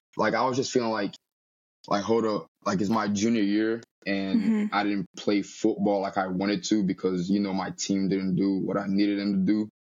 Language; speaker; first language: English; early bilingual, other home language; Portuguese